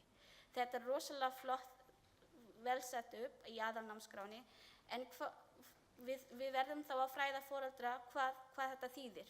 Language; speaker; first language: Icelandic; non-native, learner; Filipino